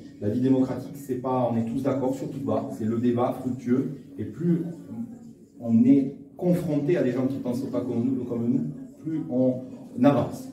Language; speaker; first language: French; native; French